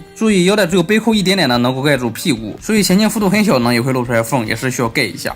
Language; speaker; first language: Chinese; native; Chinese